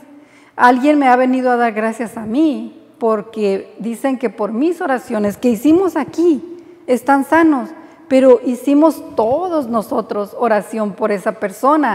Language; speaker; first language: Spanish; native; Spanish